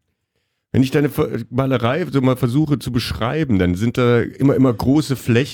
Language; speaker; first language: German; native; German